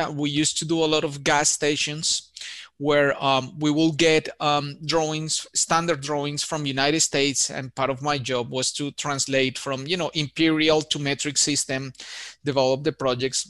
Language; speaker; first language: English; non-native, fluent; Spanish